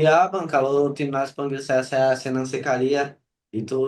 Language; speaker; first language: Indonesian; non-native, learner; Portuguese